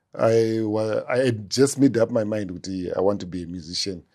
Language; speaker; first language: English; non-native, local second language; Shona